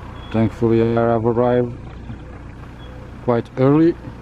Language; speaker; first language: English; non-native, fluent; Portuguese